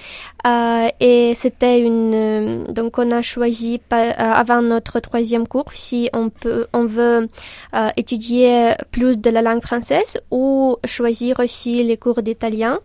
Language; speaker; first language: French; non-native, learner; Ukrainian